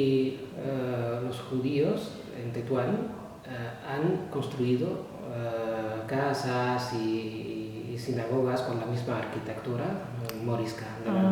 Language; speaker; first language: Spanish; non-native, fluent; Arabic